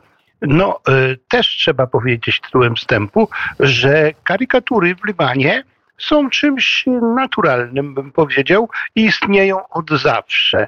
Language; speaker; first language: Polish; native; Polish